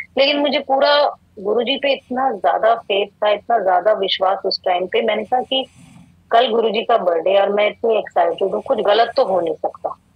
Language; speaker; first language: Hindi; native; Hindi